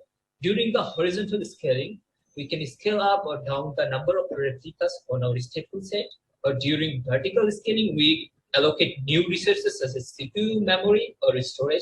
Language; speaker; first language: English; non-native, local second language; Bangla